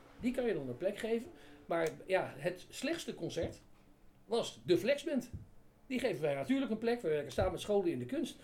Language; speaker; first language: Dutch; native; Dutch